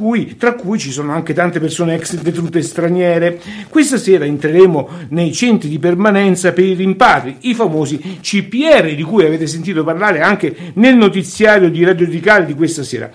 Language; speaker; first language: Italian; native; Italian